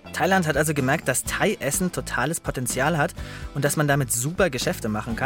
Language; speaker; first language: German; native; German